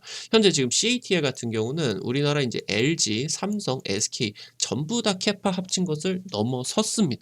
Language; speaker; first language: Korean; native; Korean